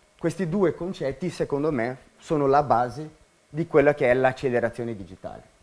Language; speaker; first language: Italian; non-native, fluent; Portuguese